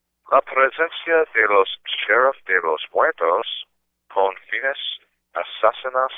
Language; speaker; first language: Spanish; non-native, learner; English